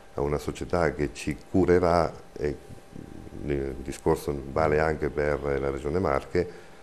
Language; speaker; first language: Italian; native; Italian